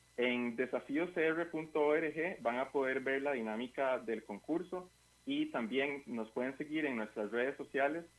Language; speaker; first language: Spanish; native; Spanish